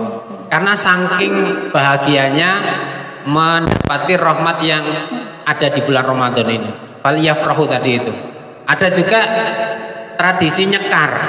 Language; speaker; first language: Indonesian; native; Indonesian